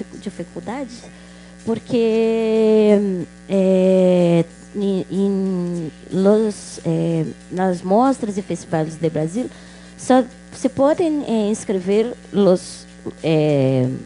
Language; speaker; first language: Portuguese; non-native, local second language; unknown